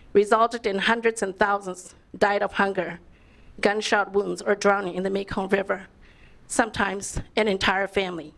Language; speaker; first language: English; early bilingual, other home language; Lao